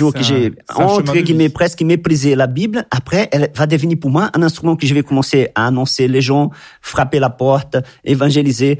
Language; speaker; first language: French; non-native, fluent; Italian